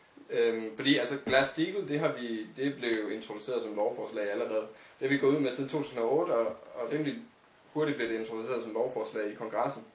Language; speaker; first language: Danish; native; Danish